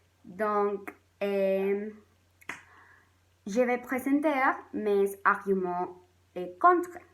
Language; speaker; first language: French; non-native, learner; Spanish